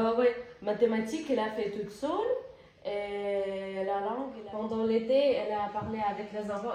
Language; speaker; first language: French; non-native, learner; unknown